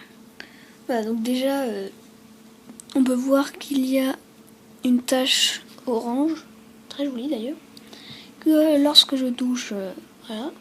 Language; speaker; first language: French; native; French